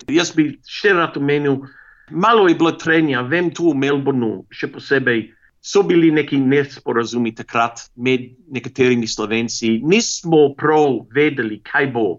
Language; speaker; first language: Slovenian; early bilingual, heritage; Slovenian